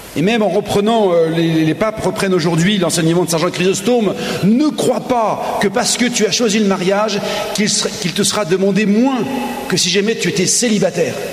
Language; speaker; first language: French; native; French